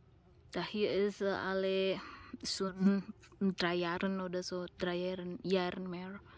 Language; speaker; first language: German; non-native, learner; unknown